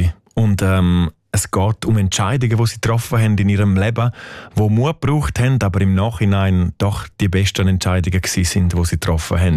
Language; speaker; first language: German; native; German